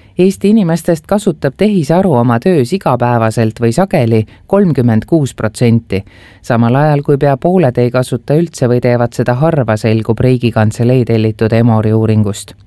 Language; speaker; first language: Estonian; native; Estonian